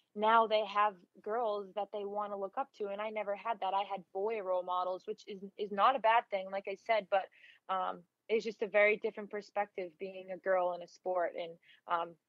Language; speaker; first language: English; native; English